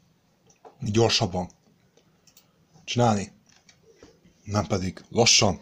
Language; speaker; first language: Hungarian; non-native, learner; Serbian